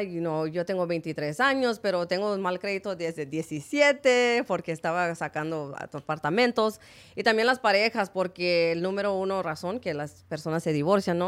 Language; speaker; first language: Spanish; early bilingual, heritage; Spanish